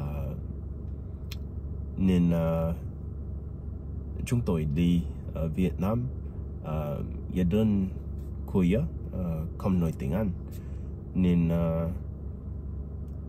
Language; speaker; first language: Vietnamese; non-native, learner; English